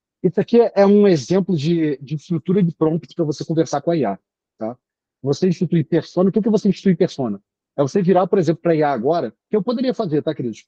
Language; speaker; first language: Portuguese; native; Portuguese